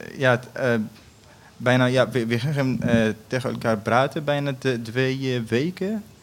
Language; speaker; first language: Dutch; non-native, learner; Arabic